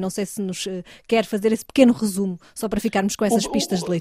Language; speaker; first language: Portuguese; native; Portuguese